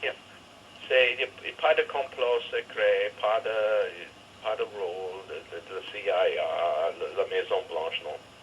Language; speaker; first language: French; non-native, fluent; English